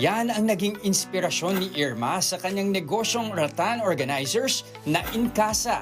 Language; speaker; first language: Filipino; native; Filipino